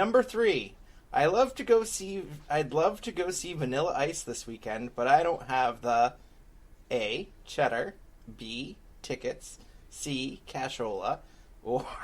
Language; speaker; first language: English; native; English